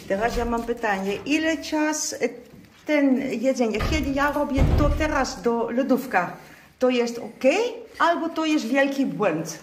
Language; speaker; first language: Polish; non-native, learner; Dutch